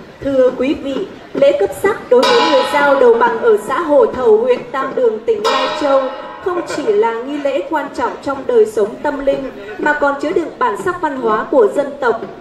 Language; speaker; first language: Vietnamese; native; Vietnamese